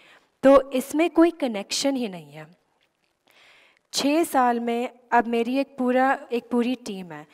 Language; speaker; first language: Urdu; native; Urdu